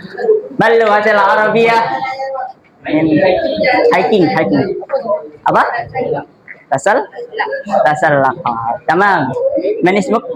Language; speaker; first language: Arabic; non-native, learner; Indonesian